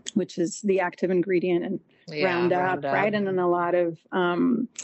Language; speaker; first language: English; non-native, fluent; Portuguese